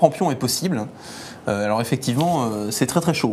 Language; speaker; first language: French; native; French